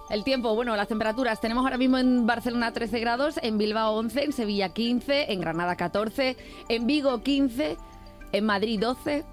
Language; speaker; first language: Spanish; native; Spanish